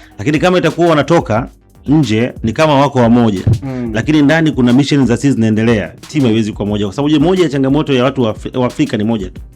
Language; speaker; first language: Swahili; native; Swahili